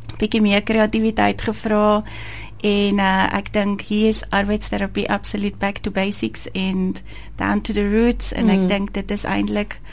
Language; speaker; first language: Afrikaans; non-native, fluent; German